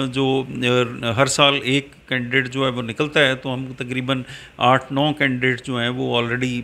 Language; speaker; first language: Hindi; native; Hindi